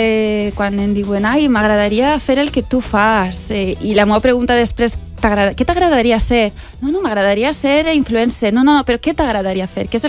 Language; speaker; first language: Catalan; native; Catalan